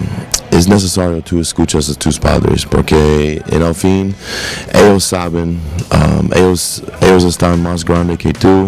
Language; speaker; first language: Spanish; non-native, learner; English